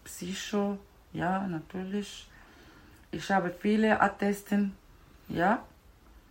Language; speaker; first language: German; non-native, learner; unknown